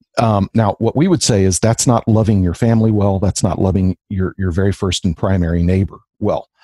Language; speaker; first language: English; native; English